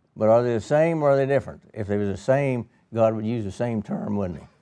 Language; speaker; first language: English; native; English